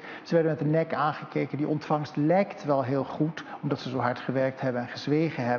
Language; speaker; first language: Dutch; native; Dutch